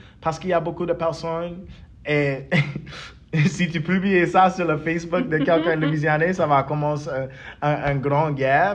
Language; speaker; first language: French; early bilingual, heritage; English